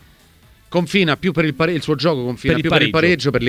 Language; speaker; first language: Italian; native; Italian